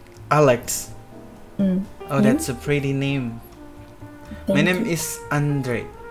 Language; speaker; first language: English; non-native, learner; Indonesian